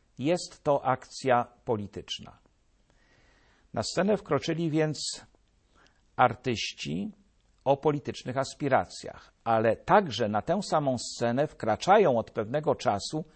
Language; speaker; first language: Polish; native; Polish